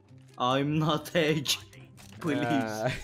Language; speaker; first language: English; non-native, learner; Turkish